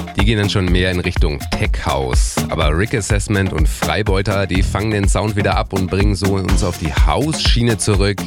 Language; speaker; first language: German; native; German